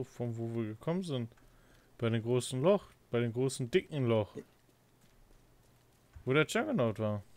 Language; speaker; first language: German; native; German